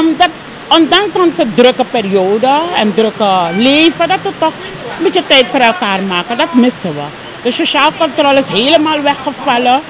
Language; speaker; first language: Dutch; native; Dutch